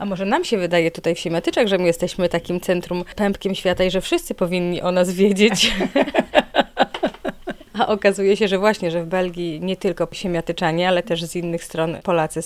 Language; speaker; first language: Polish; native; Polish